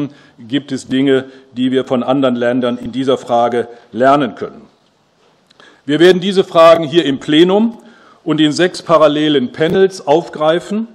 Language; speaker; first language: German; native; German